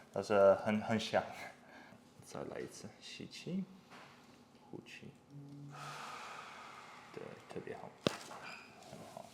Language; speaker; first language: Chinese; non-native, fluent; English